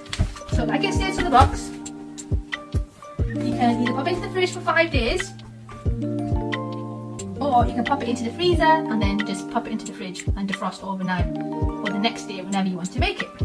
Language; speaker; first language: English; native; English